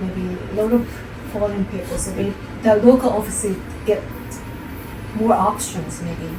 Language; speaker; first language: English; non-native, learner; Japanese